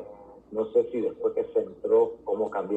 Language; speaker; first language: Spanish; early bilingual, heritage; Spanish